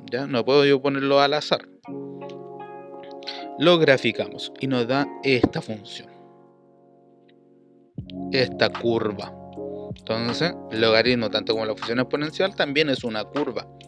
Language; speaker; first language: Spanish; native; Spanish